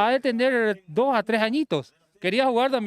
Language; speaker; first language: Spanish; native; Spanish